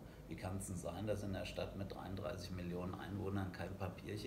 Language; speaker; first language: German; native; German